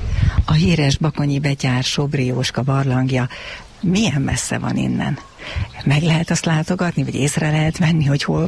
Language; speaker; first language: Hungarian; native; Hungarian